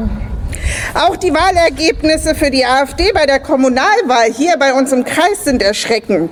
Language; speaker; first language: German; native; German